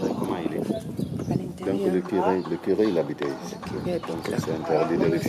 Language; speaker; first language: French; non-native, local second language; Wolof